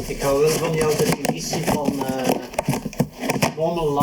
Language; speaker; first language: Dutch; native; Dutch